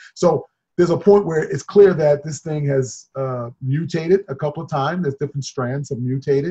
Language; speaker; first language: English; native; English